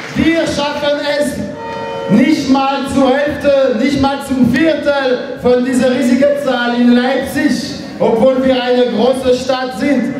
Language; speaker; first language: German; non-native, fluent; French